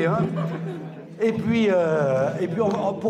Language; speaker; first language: French; native; French